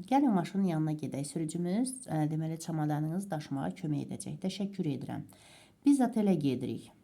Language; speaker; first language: Azerbaijani; native; Azerbaijani